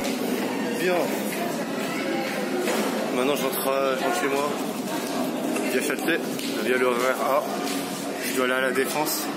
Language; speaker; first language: French; native; French